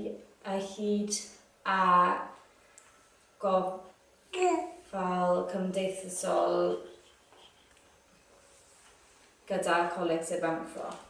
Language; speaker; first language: Welsh; non-native, local second language; English